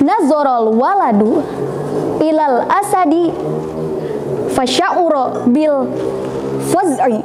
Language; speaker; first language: Arabic; non-native, fluent; Indonesian